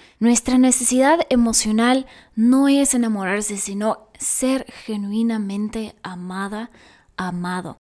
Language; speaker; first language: Spanish; non-native, fluent; Russian